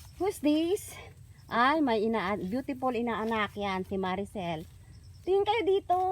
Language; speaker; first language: Filipino; native; Filipino